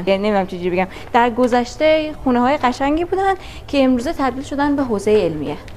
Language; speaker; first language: Persian; native; Persian